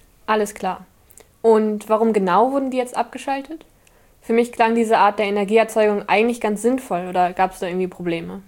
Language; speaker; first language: German; native; German